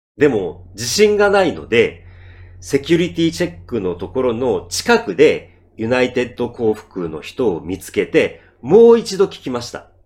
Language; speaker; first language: Japanese; native; Japanese